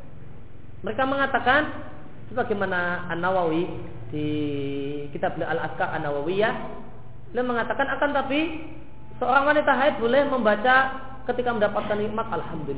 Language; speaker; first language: Indonesian; native; Indonesian